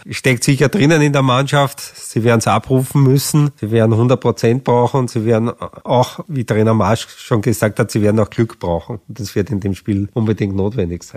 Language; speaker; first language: German; native; German